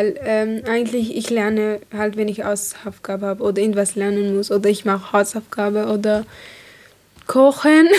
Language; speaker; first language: German; non-native, learner; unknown